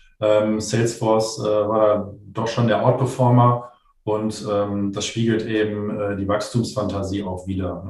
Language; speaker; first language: German; native; German